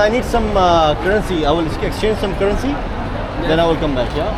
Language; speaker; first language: English; non-native, local second language; Urdu